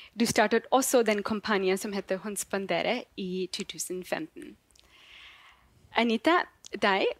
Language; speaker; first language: Norwegian; non-native, learner; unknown